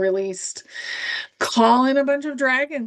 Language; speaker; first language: English; native; English